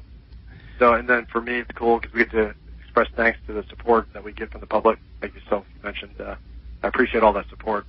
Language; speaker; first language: English; native; English